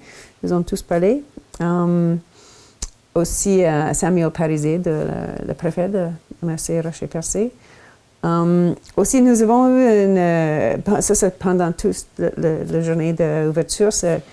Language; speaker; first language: French; non-native, local second language; English